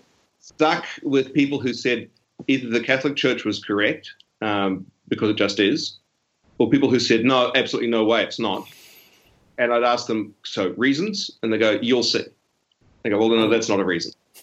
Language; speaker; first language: English; native; English